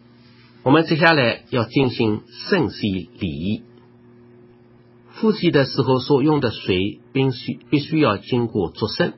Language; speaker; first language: Chinese; native; Chinese